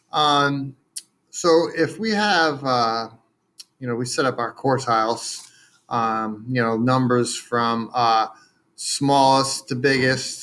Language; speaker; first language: English; native; English